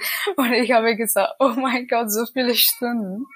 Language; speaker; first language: German; non-native, learner; Italian